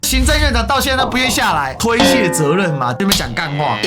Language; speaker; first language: Chinese; native; Chinese